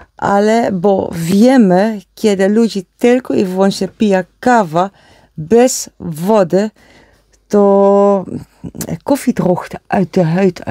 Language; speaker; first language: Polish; non-native, learner; Dutch